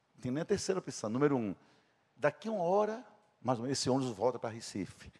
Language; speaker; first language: Portuguese; native; Portuguese